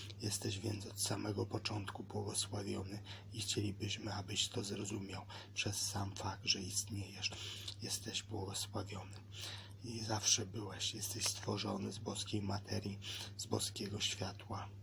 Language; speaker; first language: Polish; native; Polish